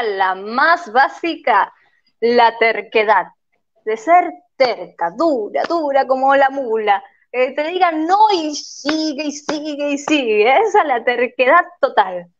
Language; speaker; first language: Spanish; native; Spanish